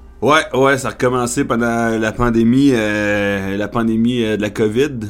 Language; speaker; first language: French; native; French